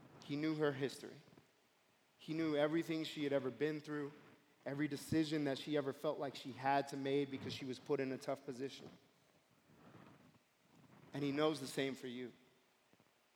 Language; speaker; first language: English; native; English